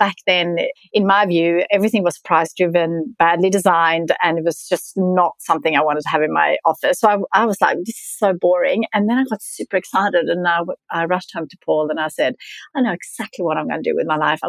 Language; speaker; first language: English; non-native, fluent; Swedish